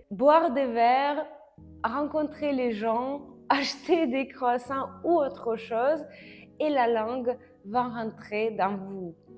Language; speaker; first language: French; non-native, fluent; Russian